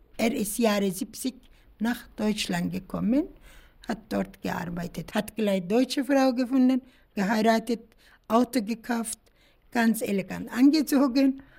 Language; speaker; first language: German; non-native, learner; Turkish